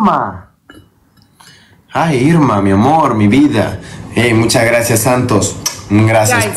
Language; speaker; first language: Spanish; native; Spanish